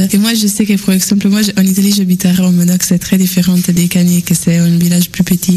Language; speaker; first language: French; non-native, fluent; Italian